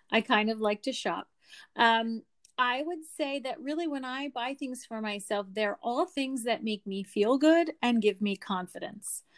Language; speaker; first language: English; native; English